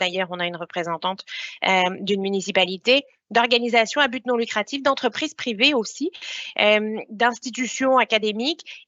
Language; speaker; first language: French; native; French